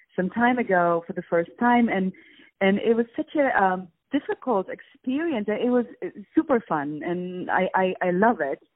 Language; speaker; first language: English; non-native, fluent; Polish